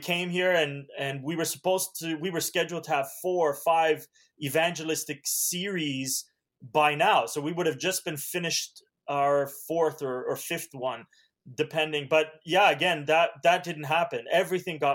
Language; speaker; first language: English; early bilingual, other home language; Hungarian